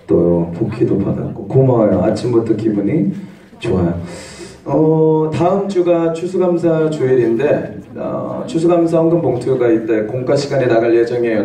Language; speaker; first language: Korean; native; Korean